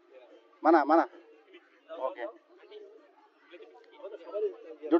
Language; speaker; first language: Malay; non-native, learner; Bangla